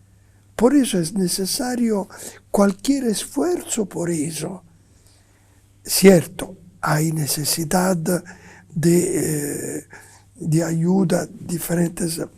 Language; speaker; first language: Spanish; non-native, fluent; Italian